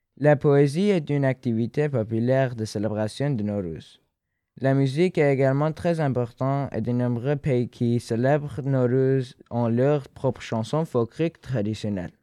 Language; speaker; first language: French; non-native, fluent; Persian